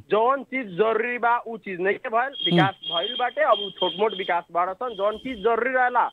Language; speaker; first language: Bhojpuri; native; Bhojpuri